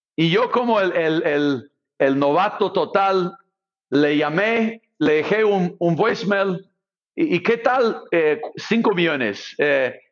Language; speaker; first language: Spanish; non-native, fluent; English